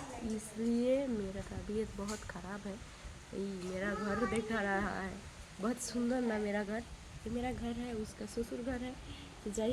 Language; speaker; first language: Hindi; non-native, local second language; Bangla